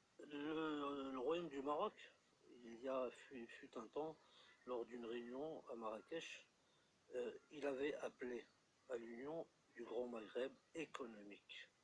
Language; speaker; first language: French; non-native, local second language; Arabic